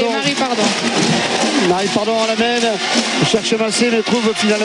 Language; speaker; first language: French; native; French